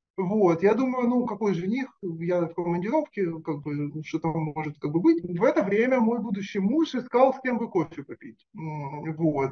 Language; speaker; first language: Russian; native; Russian